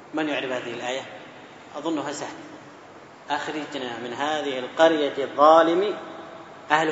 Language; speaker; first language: Arabic; native; Arabic